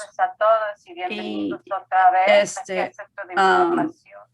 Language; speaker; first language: Spanish; non-native, fluent; English